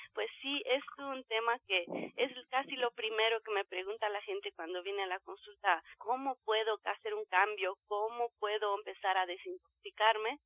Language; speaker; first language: Spanish; non-native, fluent; Romanian